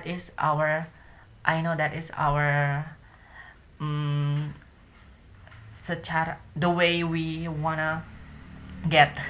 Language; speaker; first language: English; non-native, learner; Indonesian